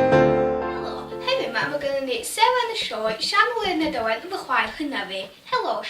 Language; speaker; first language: Welsh; native; Welsh